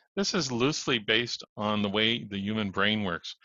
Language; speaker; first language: English; native; English